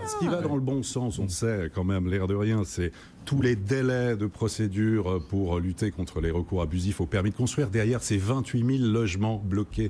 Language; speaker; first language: French; native; French